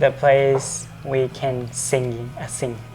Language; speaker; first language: English; non-native, learner; Japanese